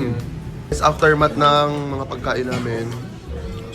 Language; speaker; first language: Filipino; native; Filipino